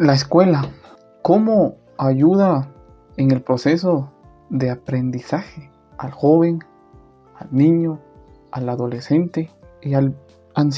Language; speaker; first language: Spanish; non-native, local second language; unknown